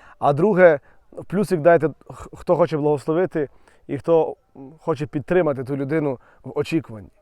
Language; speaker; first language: Ukrainian; native; Ukrainian